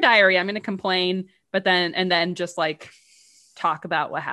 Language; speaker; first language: English; native; English